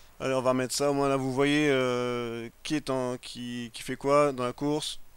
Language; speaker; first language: French; native; French